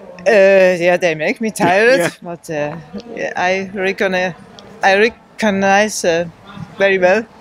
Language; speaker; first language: English; non-native, learner; German